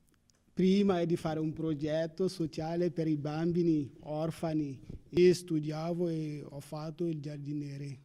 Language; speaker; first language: Italian; non-native, learner; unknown